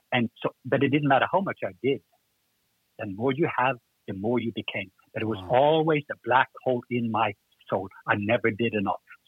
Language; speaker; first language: English; non-native, fluent; Norwegian